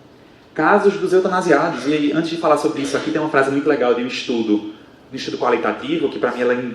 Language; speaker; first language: Portuguese; native; Portuguese